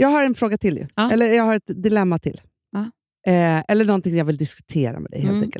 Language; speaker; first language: Swedish; native; Swedish